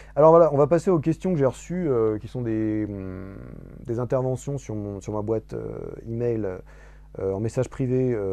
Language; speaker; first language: French; native; French